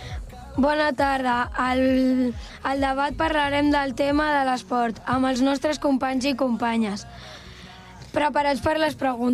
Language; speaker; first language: Catalan; native; Catalan